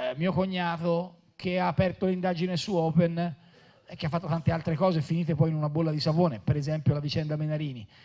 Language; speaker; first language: Italian; native; Italian